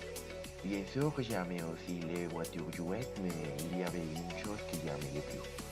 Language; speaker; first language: French; non-native, learner; Spanish